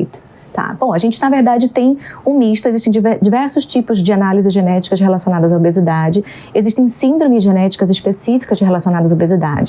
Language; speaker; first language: Portuguese; native; Portuguese